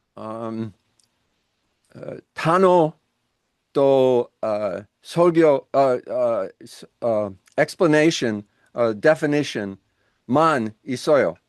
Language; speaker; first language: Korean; non-native, learner; English